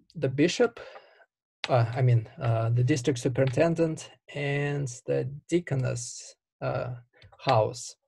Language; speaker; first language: English; non-native, fluent; Russian